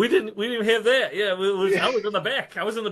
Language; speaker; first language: English; native; English